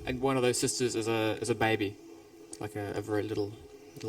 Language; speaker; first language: English; native; English